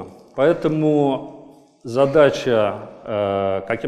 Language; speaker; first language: Russian; native; Russian